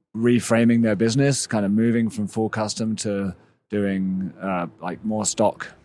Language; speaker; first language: English; native; English